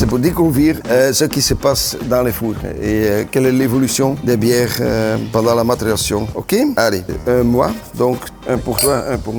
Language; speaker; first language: French; non-native, local second language; Dutch